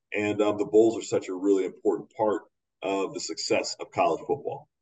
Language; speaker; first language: English; native; English